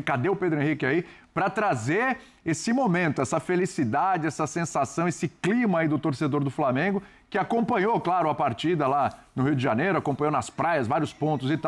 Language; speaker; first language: Portuguese; native; Portuguese